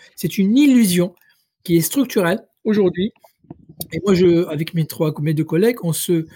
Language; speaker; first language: French; non-native, local second language; Arabic